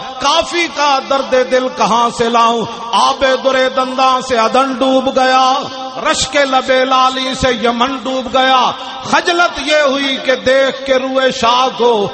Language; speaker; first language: Urdu; non-native, local second language; Punjabi